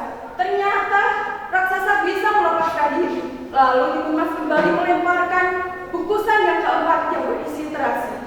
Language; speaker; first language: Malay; non-native, local second language; Javanese